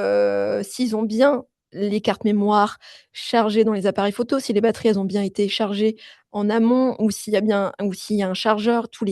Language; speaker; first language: French; native; French